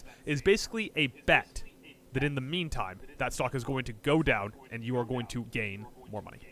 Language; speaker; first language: English; native; English